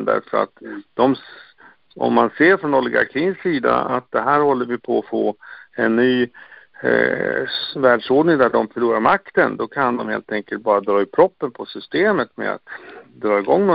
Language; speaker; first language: Swedish; native; Swedish